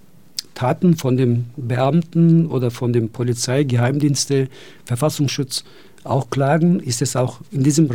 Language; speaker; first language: German; non-native, fluent; Turkish